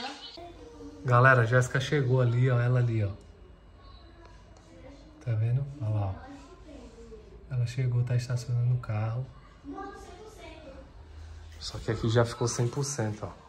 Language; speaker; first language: Portuguese; native; Portuguese